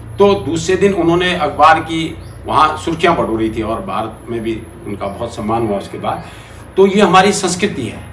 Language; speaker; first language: Hindi; native; Hindi